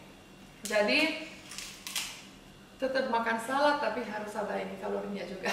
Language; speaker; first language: Indonesian; non-native, fluent; Romanian